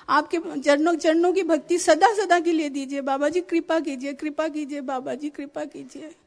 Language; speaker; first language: Hindi; native; Hindi